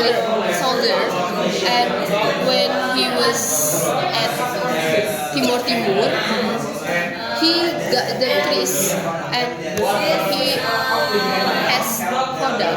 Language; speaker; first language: English; non-native, learner; Indonesian